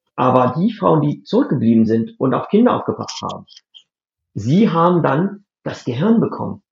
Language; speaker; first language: German; non-native, fluent; English